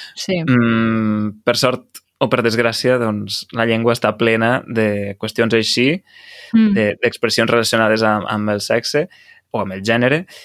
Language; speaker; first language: Catalan; native; Catalan